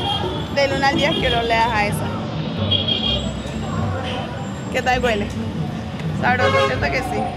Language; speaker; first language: Spanish; native; Spanish